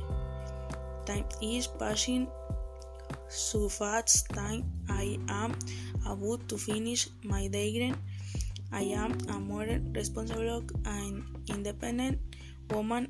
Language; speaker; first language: English; non-native, learner; Spanish